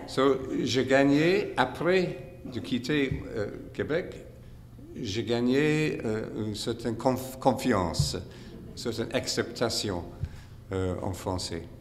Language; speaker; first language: French; non-native, fluent; English